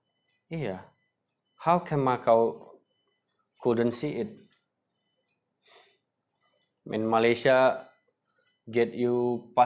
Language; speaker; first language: English; non-native, learner; Indonesian